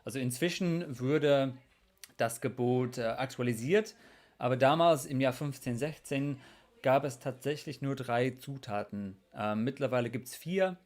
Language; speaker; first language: German; non-native, fluent; English